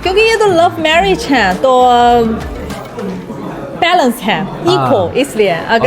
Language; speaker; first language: Hindi; non-native, learner; Chinese